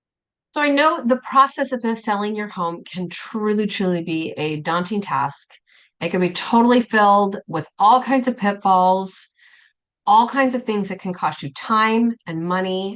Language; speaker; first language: English; native; English